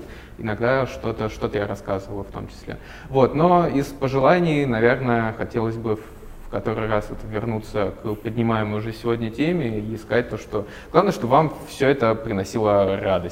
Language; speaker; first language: Russian; native; Russian